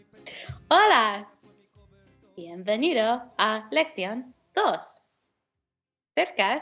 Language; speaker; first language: Spanish; non-native, learner; English